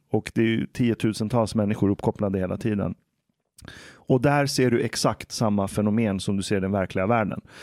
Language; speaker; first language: Swedish; early bilingual, other home language; Persian